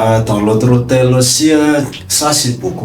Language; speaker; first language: French; non-native, local second language; Malagasy